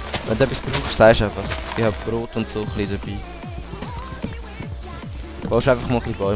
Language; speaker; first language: German; native; German